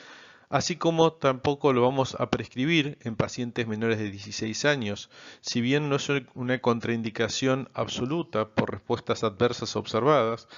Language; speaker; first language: Spanish; native; Spanish